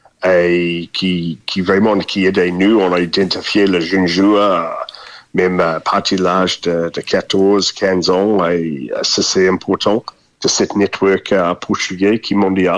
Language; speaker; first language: French; non-native, fluent; English